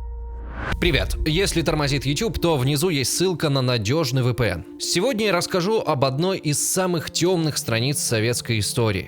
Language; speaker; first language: Russian; native; Russian